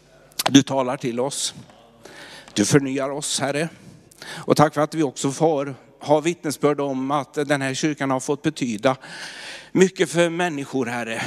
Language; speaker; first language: Swedish; native; Swedish